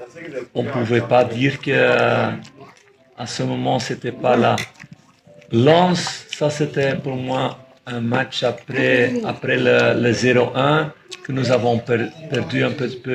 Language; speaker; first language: French; non-native, fluent; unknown